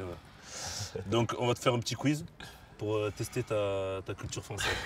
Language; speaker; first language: French; native; French